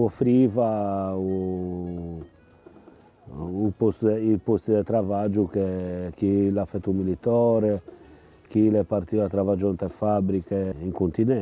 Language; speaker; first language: Italian; non-native, local second language; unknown